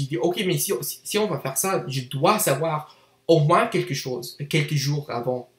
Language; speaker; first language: French; non-native, learner; English